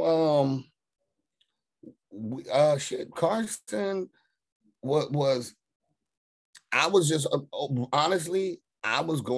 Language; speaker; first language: English; native; English